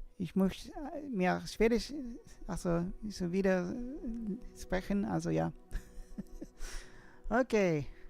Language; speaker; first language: German; non-native, learner; Swedish